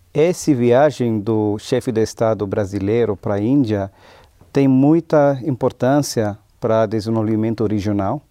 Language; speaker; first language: Portuguese; non-native, fluent; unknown